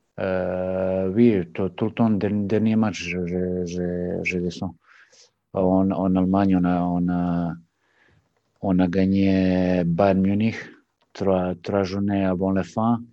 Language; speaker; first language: French; non-native, learner; Serbian